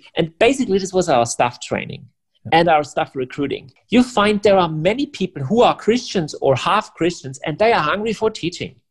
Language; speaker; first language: English; non-native, fluent; German